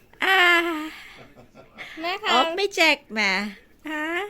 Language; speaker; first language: Turkish; non-native, learner; Thai